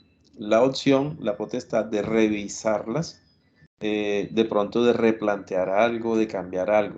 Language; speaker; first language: Spanish; native; Spanish